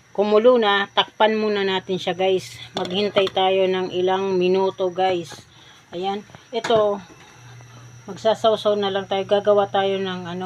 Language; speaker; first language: Filipino; non-native, local second language; Bikol